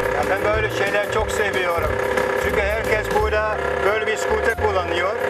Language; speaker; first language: Turkish; non-native, fluent; Dutch